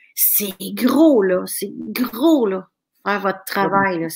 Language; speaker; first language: French; native; French